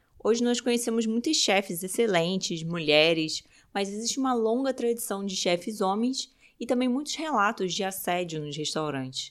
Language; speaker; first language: Portuguese; native; Portuguese